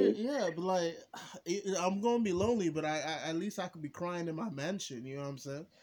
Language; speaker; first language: English; early bilingual, other home language; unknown